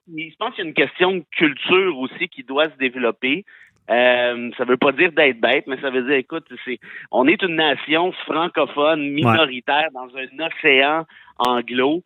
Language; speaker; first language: French; native; French